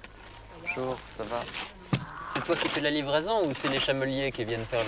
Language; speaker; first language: French; native; French